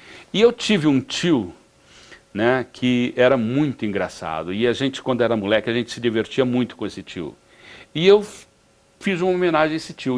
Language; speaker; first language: Portuguese; native; Portuguese